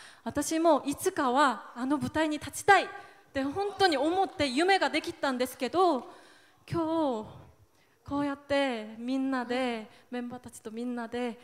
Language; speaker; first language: Japanese; non-native, fluent; Korean